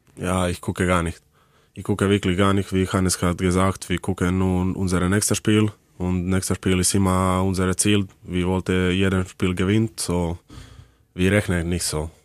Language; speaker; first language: German; non-native, learner; Croatian